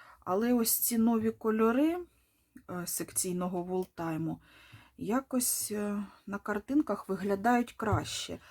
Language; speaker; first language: Ukrainian; non-native, local second language; Russian